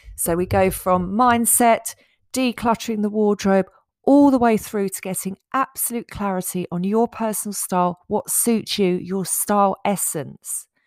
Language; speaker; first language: English; native; English